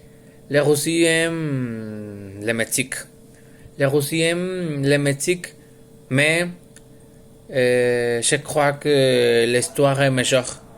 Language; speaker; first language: French; non-native, learner; Spanish